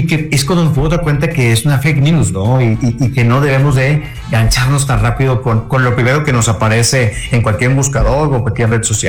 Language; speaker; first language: Spanish; native; Spanish